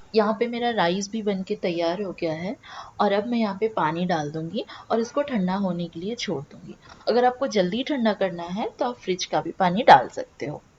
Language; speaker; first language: Hindi; non-native, local second language; Bangla